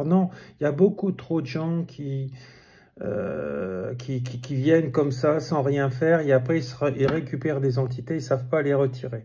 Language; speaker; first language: French; native; French